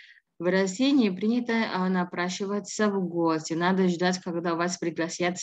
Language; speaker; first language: Russian; non-native, fluent; Indonesian